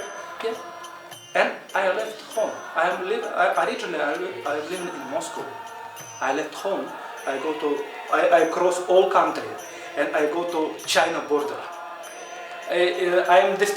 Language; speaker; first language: English; non-native, learner; Russian